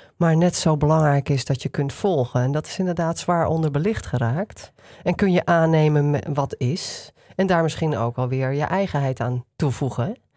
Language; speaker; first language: Dutch; native; Dutch